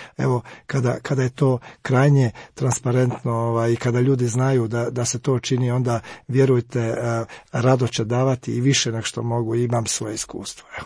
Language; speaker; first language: Croatian; native; Croatian